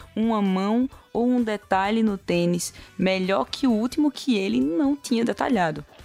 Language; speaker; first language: Portuguese; native; Portuguese